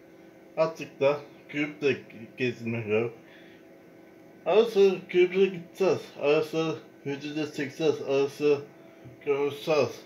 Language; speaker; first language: Turkish; non-native, learner; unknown